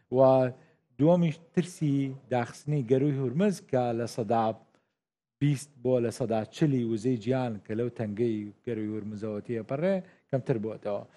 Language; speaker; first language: Central Kurdish; native; Central Kurdish